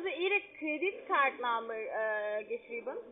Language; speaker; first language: German; non-native, learner; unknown